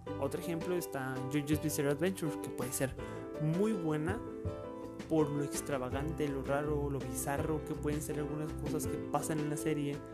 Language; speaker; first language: Spanish; native; Spanish